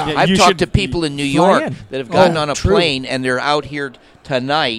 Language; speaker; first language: English; native; English